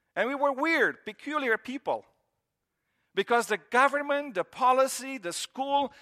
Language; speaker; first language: English; non-native, fluent; Romanian